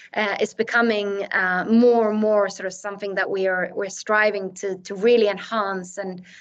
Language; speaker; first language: English; non-native, fluent; Swedish